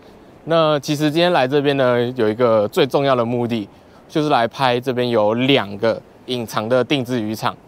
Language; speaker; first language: Chinese; native; Chinese